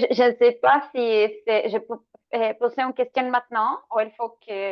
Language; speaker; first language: French; non-native, fluent; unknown